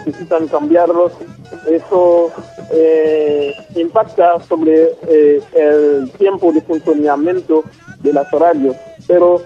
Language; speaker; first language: Spanish; non-native, local second language; Haitian Creole